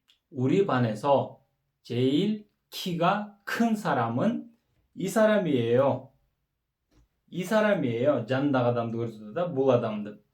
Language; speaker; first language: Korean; non-native, fluent; Kyrgyz